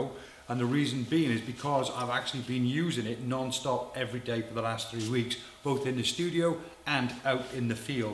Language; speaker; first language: English; native; English